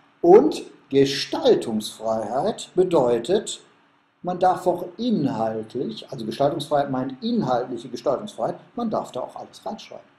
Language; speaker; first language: German; native; German